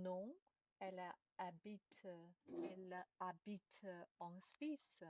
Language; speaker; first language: French; non-native, learner; Chinese